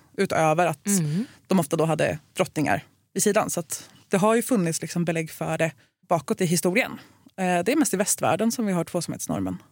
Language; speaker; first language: Swedish; native; Swedish